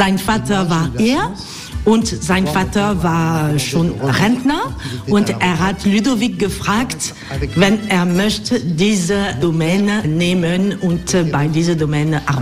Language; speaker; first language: German; non-native, learner; French